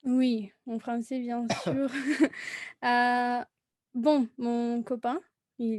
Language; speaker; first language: French; non-native, fluent; Spanish